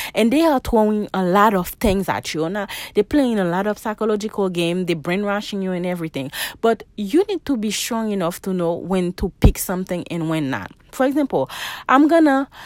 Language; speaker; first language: English; non-native, fluent; Haitian Creole